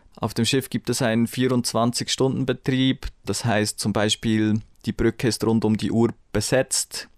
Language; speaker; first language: German; native; German